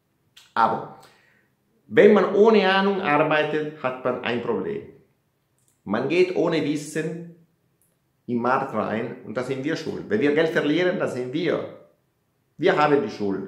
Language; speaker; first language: German; non-native, fluent; Italian